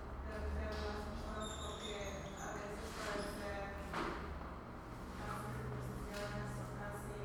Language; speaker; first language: Spanish; non-native, learner; English